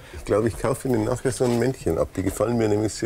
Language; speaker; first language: German; native; German